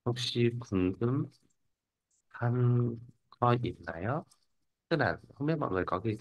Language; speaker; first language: Korean; non-native, fluent; Vietnamese